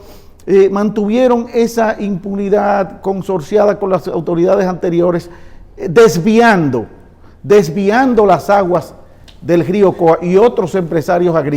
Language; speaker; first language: Spanish; native; Spanish